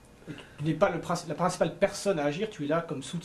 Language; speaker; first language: French; native; French